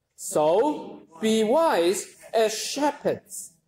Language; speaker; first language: English; non-native, local second language; Chinese